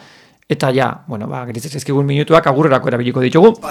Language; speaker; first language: Basque; native; Basque